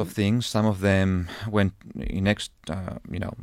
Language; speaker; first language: English; non-native, fluent; Spanish